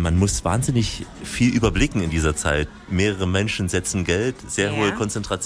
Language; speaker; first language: German; native; German